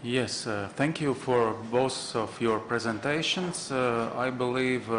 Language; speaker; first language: English; non-native, fluent; Latvian